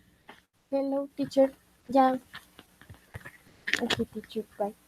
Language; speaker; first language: English; non-native, learner; Spanish